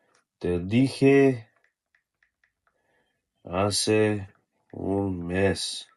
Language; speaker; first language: Spanish; non-native, learner; Russian